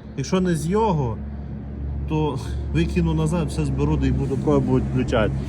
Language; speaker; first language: Ukrainian; native; Ukrainian